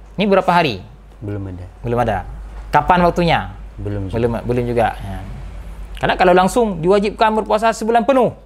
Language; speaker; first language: Malay; non-native, local second language; Achinese